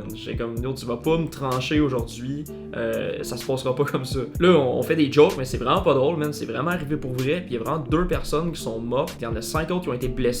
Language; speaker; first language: French; native; French